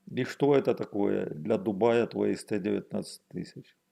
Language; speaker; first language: Russian; native; Russian